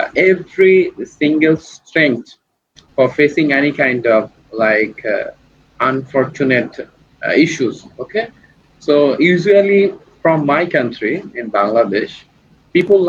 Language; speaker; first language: English; non-native, learner; Bangla